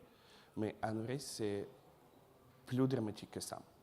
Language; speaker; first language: French; non-native, fluent; Russian